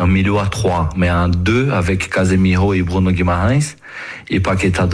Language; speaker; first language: French; non-native, fluent; Portuguese